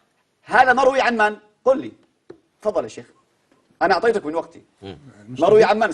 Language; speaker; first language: Arabic; native; Arabic